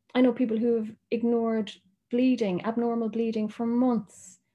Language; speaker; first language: English; native; English